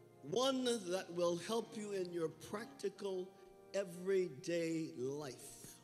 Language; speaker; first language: English; native; English